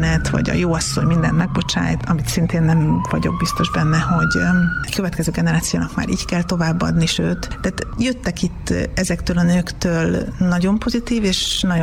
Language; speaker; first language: Hungarian; native; Hungarian